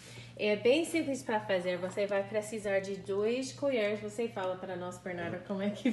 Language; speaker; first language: Portuguese; non-native, learner; English